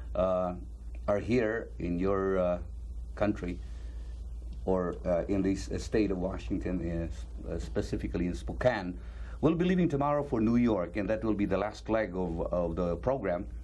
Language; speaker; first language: English; non-native, local second language; Cebuano